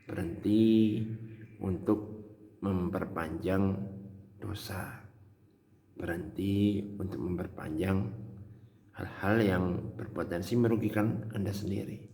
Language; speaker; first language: Indonesian; native; Indonesian